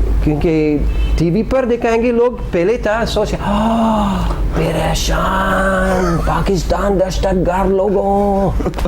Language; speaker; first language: Hindi; non-native, learner; English